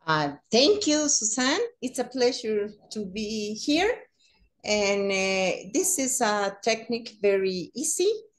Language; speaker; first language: English; non-native, learner; Spanish